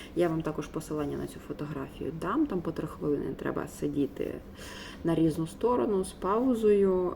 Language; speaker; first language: Ukrainian; non-native, local second language; Russian